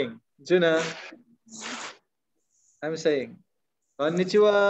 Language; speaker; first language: English; non-native, learner; Indonesian